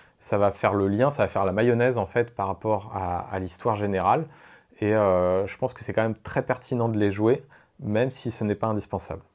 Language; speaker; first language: French; native; French